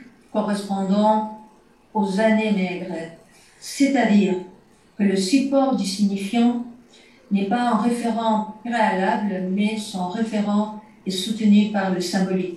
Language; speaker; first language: French; native; French